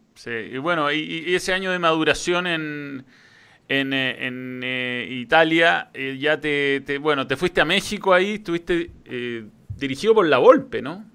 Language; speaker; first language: Spanish; native; Spanish